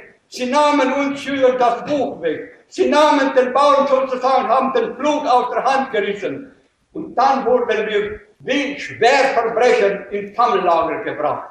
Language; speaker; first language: German; native; German